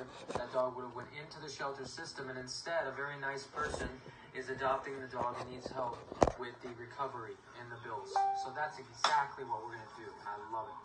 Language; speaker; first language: English; native; English